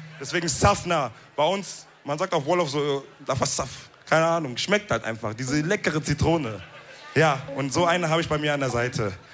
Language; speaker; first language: German; early bilingual, other home language; Wolof